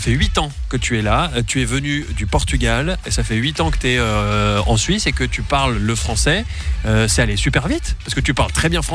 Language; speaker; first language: French; native; French